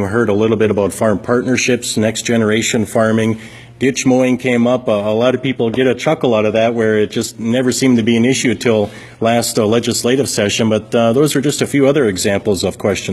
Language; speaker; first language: English; native; English